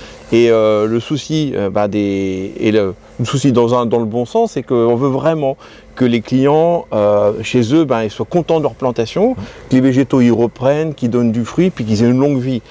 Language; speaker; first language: French; native; French